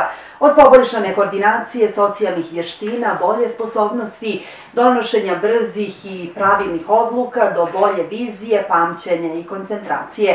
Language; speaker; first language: Croatian; native; Croatian